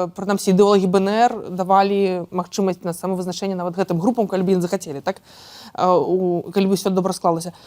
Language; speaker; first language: Belarusian; non-native, local second language; Russian